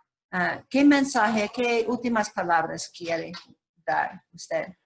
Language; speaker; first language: Spanish; non-native, learner; English